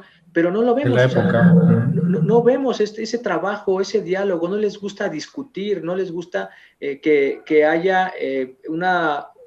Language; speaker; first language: Spanish; native; Spanish